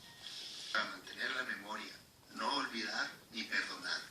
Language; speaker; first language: Spanish; native; Spanish